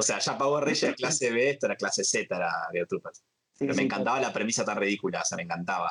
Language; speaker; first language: Spanish; native; Spanish